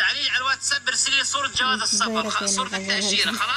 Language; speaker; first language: Arabic; native; Arabic